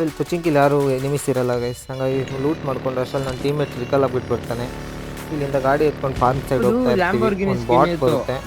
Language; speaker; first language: Kannada; native; Kannada